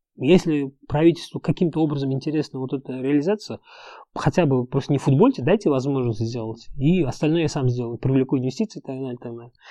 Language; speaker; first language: Russian; non-native, local second language; Uzbek